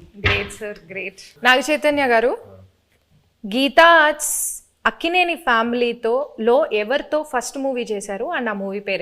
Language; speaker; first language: Telugu; native; Telugu